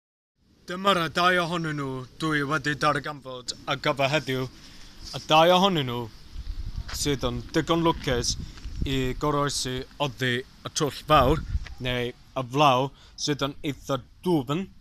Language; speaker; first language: Welsh; non-native, learner; English